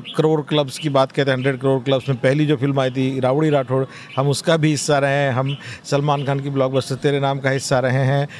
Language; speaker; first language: Hindi; non-native, local second language; Marathi